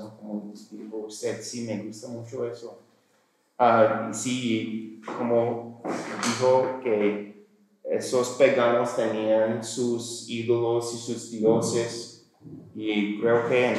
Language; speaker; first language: Spanish; non-native, fluent; English